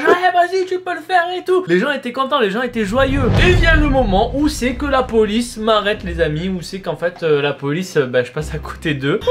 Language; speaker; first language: French; native; French